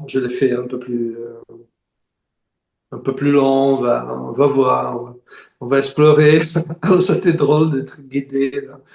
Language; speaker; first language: French; non-native, fluent; Italian